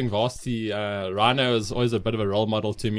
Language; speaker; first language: English; native; English